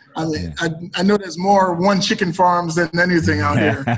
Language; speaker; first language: English; native; English